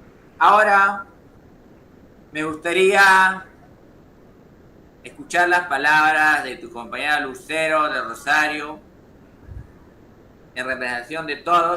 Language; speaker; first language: Spanish; native; Spanish